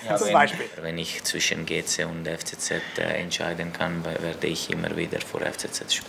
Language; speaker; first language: German; non-native, local second language; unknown